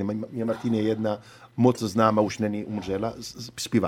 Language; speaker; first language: Czech; non-native, learner; Italian